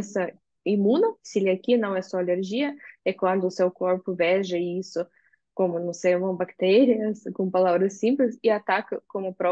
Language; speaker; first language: Portuguese; non-native, fluent; Russian